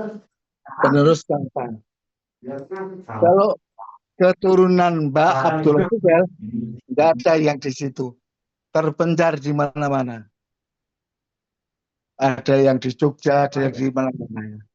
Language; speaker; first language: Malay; non-native, local second language; Javanese